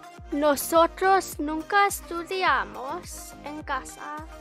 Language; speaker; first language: Spanish; non-native, learner; English